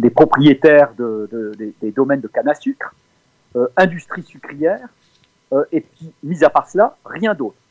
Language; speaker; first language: French; native; French